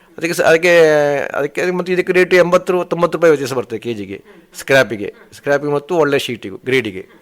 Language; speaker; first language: Kannada; native; Kannada